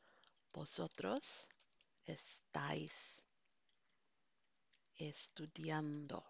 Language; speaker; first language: Spanish; non-native, fluent; Norwegian